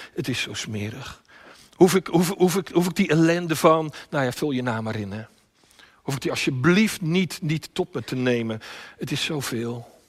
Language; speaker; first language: Dutch; native; Dutch